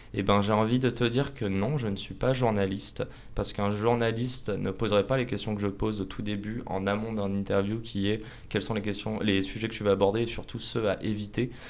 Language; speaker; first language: French; native; French